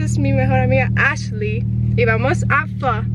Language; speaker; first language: Spanish; early bilingual, heritage; Spanish